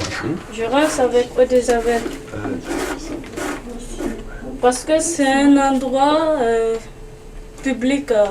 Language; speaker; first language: French; non-native, learner; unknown